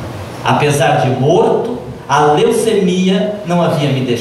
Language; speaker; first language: Portuguese; native; Portuguese